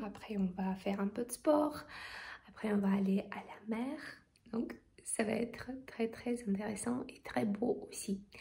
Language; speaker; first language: French; non-native, fluent; Russian